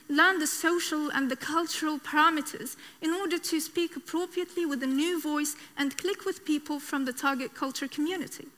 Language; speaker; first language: English; non-native, fluent; Arabic